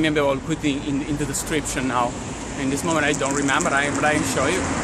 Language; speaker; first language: English; non-native, fluent; Italian